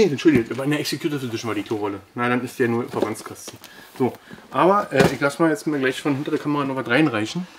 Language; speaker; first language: German; native; German